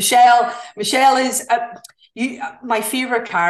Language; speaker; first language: English; native; English